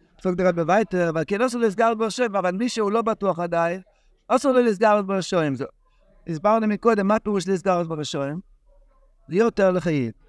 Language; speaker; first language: Hebrew; non-native, fluent; English